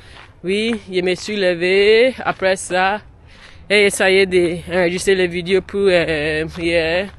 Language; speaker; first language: French; non-native, learner; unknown